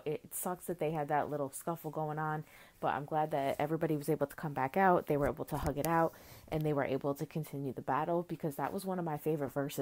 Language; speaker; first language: English; native; English